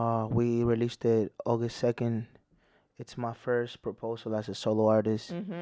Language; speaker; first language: English; early bilingual, other home language; Spanish